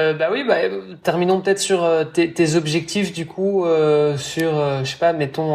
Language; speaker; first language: French; native; French